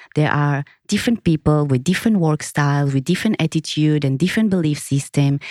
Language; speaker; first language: English; non-native, fluent; Hebrew